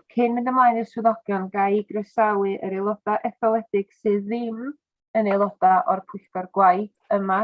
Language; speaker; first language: Welsh; native; Welsh